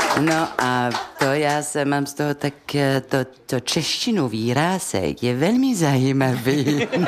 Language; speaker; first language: Czech; non-native, fluent; French